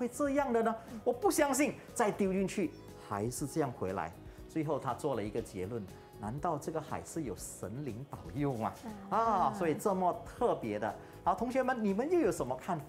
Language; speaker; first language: Chinese; native; Chinese